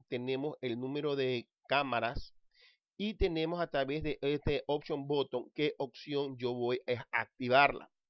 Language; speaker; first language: Spanish; native; Spanish